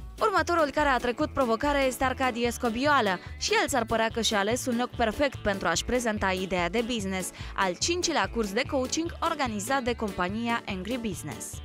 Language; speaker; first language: Romanian; native; Romanian